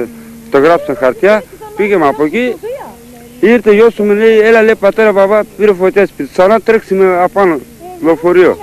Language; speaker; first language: Greek; non-native, local second language; Turkish